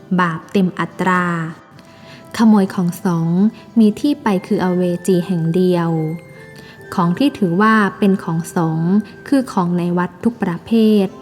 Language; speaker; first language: Thai; native; Thai